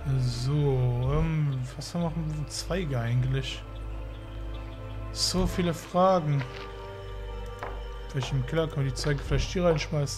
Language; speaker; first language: German; native; German